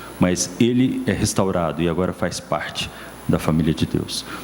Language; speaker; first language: Portuguese; native; Portuguese